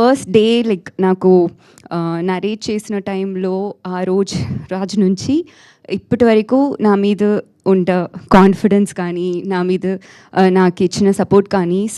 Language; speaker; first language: Telugu; non-native, learner; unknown